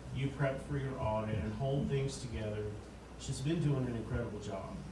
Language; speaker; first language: English; native; English